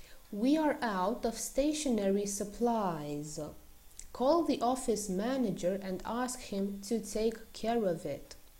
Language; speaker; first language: English; non-native, fluent; Romanian